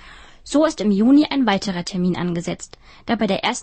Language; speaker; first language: German; native; German